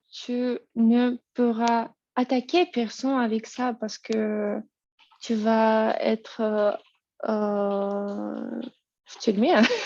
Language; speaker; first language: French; non-native, learner; Russian